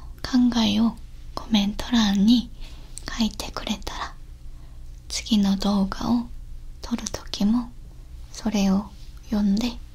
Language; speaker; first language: Japanese; non-native, learner; Korean